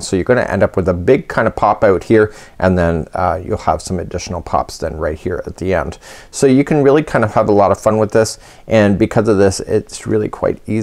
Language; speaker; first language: English; native; English